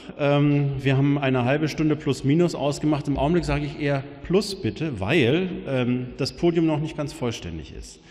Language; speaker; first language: German; native; German